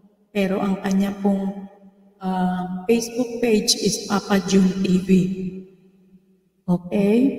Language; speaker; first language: English; non-native, local second language; Filipino